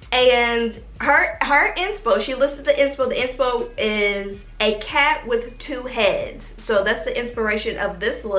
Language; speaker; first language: English; native; English